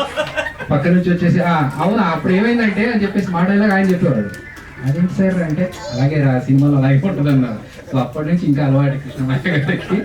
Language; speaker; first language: Telugu; native; Telugu